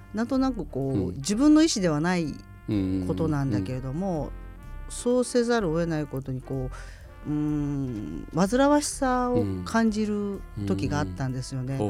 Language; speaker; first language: Japanese; native; Japanese